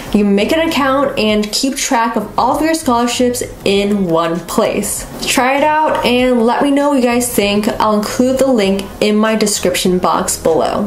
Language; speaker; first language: English; native; English